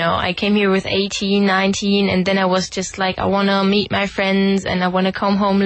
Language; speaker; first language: English; non-native, fluent; German